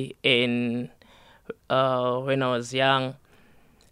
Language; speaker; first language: English; non-native, local second language; Southern Sotho